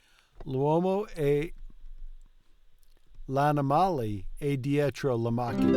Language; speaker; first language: Italian; non-native, learner; English